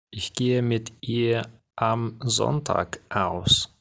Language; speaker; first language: German; non-native, fluent; Ukrainian